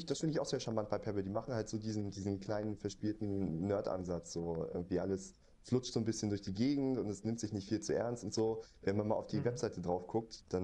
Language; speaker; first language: German; native; German